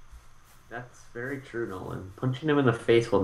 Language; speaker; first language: English; native; English